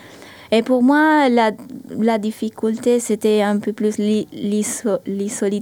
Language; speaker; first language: French; non-native, fluent; Spanish